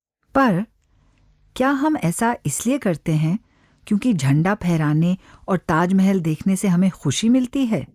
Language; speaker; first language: Hindi; native; Hindi